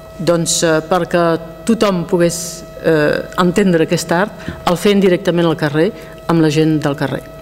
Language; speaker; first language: Catalan; non-native, local second language; French